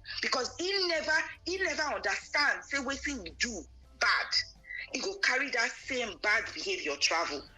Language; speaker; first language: Nigerian Pidgin; non-native, local second language; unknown